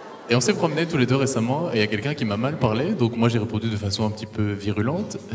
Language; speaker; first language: French; native; French